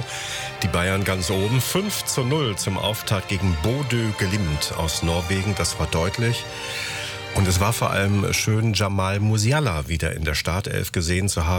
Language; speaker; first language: German; native; German